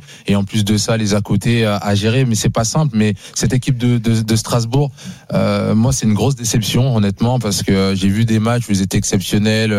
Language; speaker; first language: French; native; French